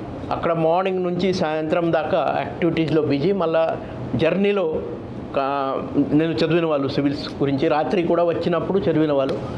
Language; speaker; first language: Telugu; non-native, fluent; Marathi